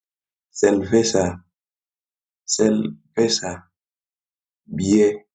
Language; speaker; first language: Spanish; non-native, learner; Haitian Creole